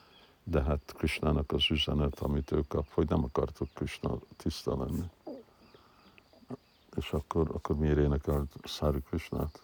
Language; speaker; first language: Hungarian; early bilingual, heritage; Hungarian